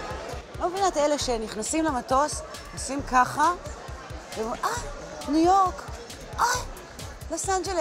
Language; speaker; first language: Hebrew; native; Hebrew